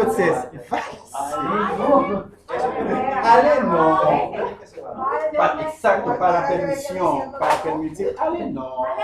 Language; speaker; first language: Spanish; non-native, fluent; Haitian Creole